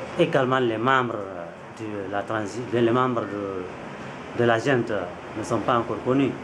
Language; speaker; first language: French; non-native, local second language; Fula